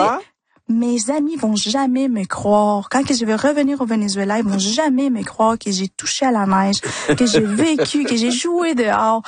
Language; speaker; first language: French; early bilingual, other home language; Spanish